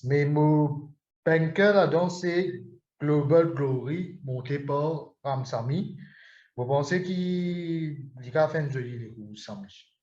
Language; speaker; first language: French; non-native, local second language; Morisyen